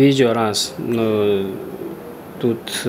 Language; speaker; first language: Russian; non-native, learner; Chinese